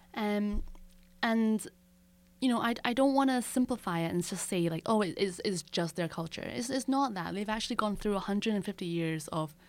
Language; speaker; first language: English; native; English